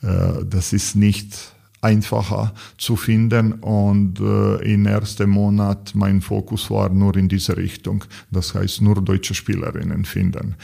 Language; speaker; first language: German; non-native, learner; Serbian